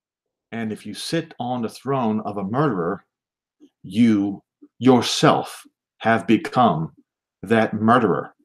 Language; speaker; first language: English; native; English